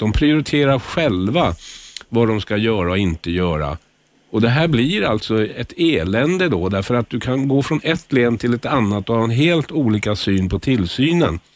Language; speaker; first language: Swedish; native; Swedish